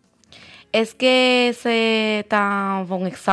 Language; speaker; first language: French; non-native, learner; Spanish